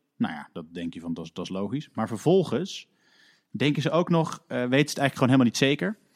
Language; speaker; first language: Dutch; native; Dutch